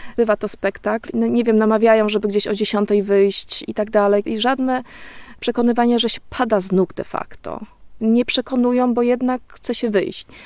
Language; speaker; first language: Polish; native; Polish